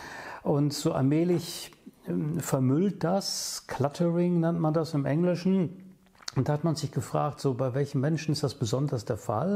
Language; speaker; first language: German; native; German